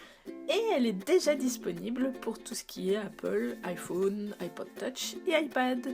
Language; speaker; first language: French; native; French